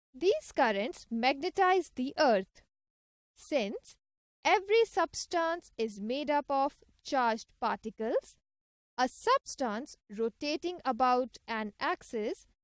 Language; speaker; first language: English; non-native, local second language; Punjabi